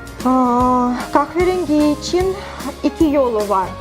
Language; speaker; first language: Turkish; non-native, fluent; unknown